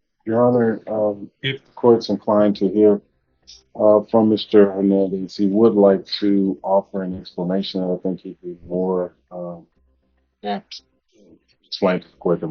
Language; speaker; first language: English; native; English